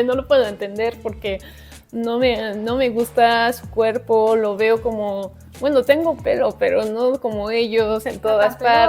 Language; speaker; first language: Spanish; non-native, fluent; French